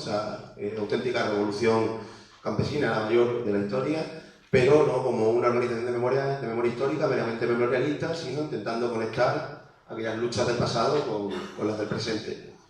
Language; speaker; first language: Spanish; native; Spanish